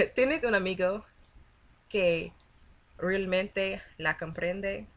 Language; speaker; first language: Spanish; non-native, learner; English